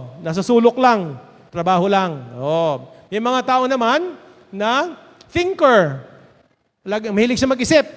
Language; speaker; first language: Filipino; native; Filipino